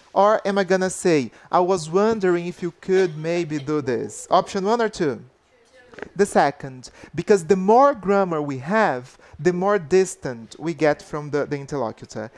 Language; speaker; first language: English; non-native, fluent; Portuguese